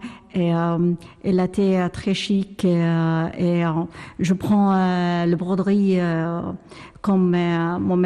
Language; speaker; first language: French; non-native, learner; Arabic